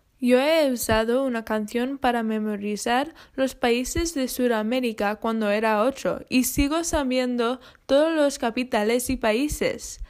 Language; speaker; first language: Spanish; non-native, learner; English